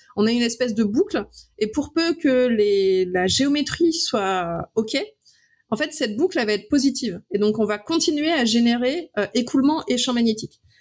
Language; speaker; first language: French; native; French